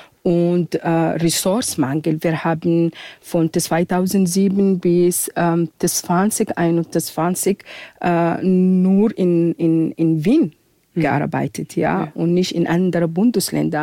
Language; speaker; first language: German; non-native, fluent; Arabic